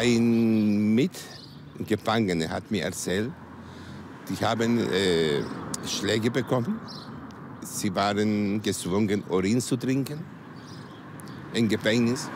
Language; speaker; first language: German; non-native, fluent; Spanish